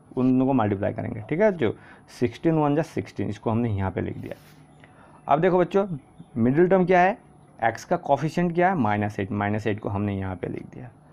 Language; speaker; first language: Hindi; non-native, local second language; Assamese